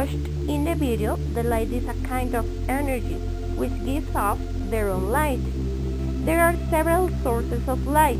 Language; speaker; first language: English; non-native, fluent; Spanish